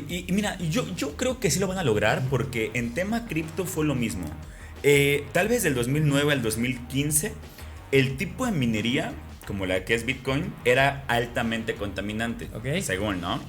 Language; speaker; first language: Spanish; native; Spanish